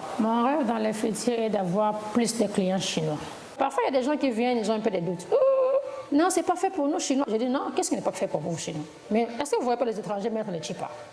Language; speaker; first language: French; non-native, local second language; Lingala